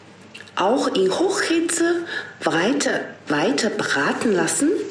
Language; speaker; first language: German; non-native, fluent; Chinese